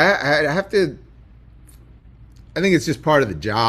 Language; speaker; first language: English; native; English